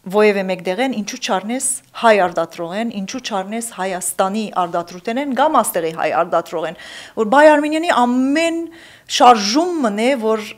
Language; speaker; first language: Armenian; early bilingual, heritage; Armenian